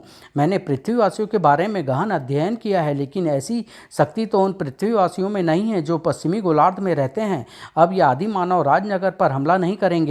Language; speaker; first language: Hindi; native; Hindi